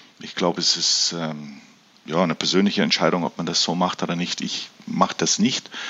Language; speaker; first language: German; early bilingual, heritage; German